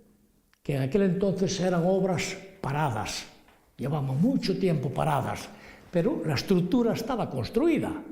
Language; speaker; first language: Spanish; non-native, local second language; Galician